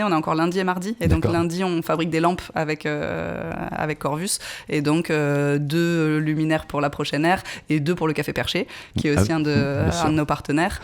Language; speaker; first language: French; native; French